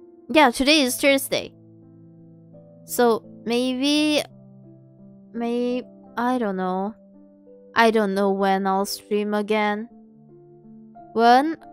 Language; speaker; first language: English; non-native, local second language; Chinese